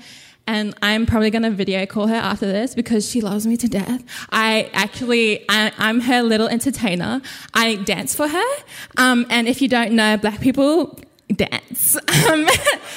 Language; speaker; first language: English; non-native, local second language; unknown